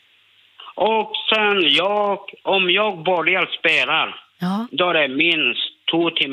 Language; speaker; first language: Swedish; non-native, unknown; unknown